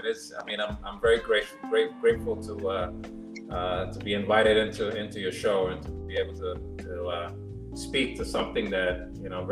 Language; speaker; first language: English; non-native, fluent; Spanish